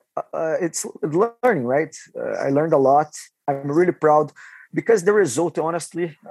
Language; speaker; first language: English; non-native, fluent; Portuguese